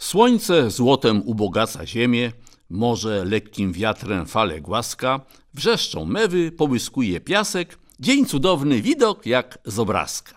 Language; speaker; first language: Polish; native; Polish